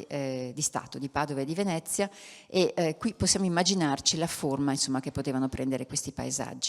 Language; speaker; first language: Italian; native; Italian